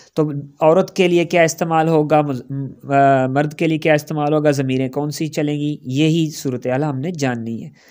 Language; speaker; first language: Urdu; non-native, local second language; Punjabi